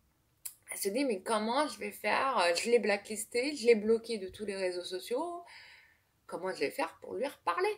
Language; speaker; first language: French; native; French